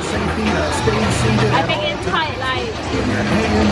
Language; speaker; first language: English; native; English